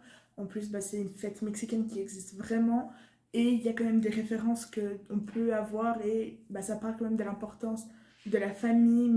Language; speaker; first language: French; native; French